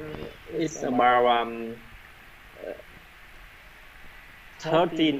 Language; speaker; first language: English; non-native, learner; Vietnamese